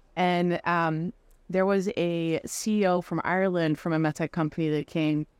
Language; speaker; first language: English; non-native, fluent; Dutch